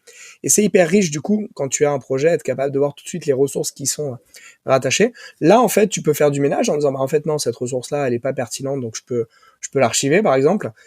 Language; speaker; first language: French; native; French